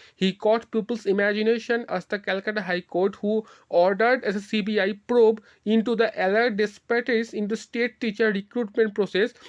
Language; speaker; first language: English; non-native, local second language; Bangla